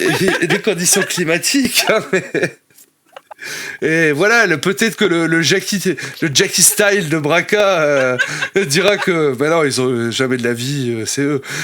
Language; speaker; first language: French; native; French